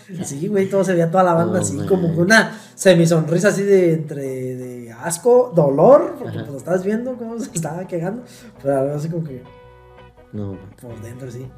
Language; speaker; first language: Spanish; native; Spanish